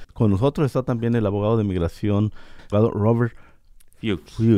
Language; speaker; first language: Spanish; native; Spanish